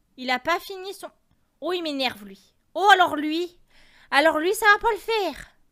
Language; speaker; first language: French; native; French